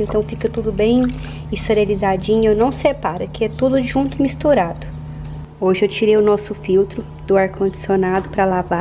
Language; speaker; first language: Portuguese; native; Portuguese